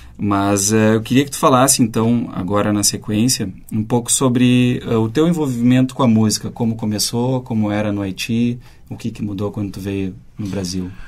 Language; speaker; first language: Portuguese; native; Portuguese